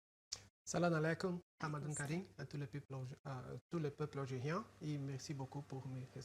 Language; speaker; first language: French; non-native, fluent; Portuguese